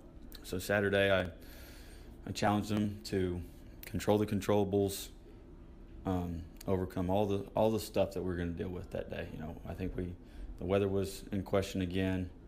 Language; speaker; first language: English; native; English